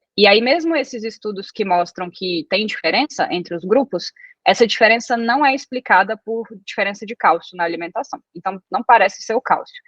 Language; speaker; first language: Portuguese; early bilingual, other home language; Italian